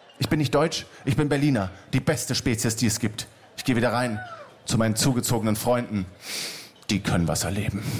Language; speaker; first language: German; native; German